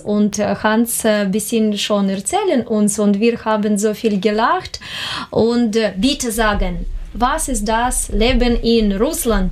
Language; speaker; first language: German; non-native, learner; Russian